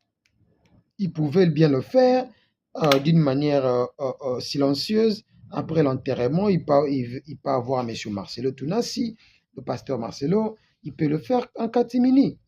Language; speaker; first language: French; non-native, local second language; Lingala